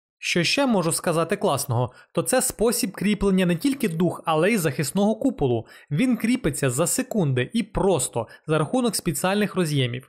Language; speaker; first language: Ukrainian; non-native, local second language; Russian